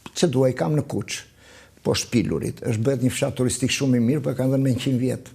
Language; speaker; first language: Albanian; native; Albanian